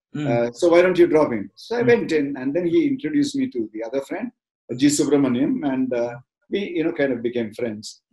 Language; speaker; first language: English; non-native, local second language; Tamil